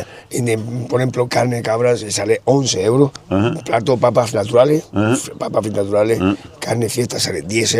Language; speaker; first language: Spanish; native; Spanish